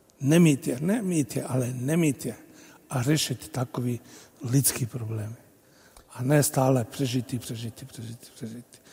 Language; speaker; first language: Czech; non-native, fluent; Bosnian